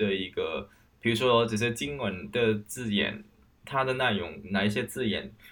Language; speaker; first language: Chinese; non-native, local second language; Cantonese